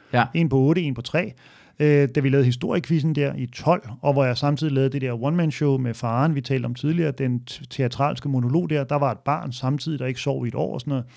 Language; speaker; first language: Danish; native; Danish